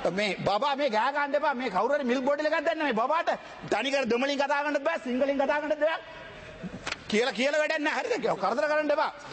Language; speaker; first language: Sinhala; non-native, local second language; Tamil